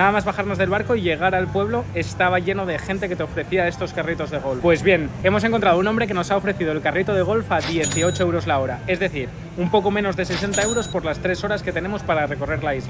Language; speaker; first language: Spanish; native; Spanish